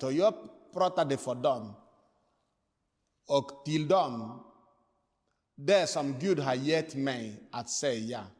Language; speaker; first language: Swedish; non-native, fluent; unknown